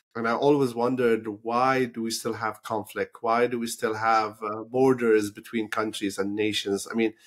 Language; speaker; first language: English; non-native, fluent; Arabic